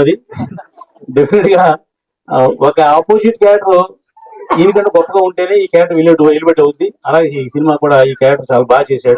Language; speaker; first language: Telugu; native; Telugu